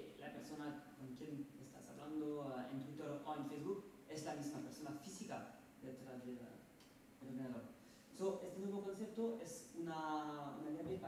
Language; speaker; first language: Spanish; non-native, fluent; French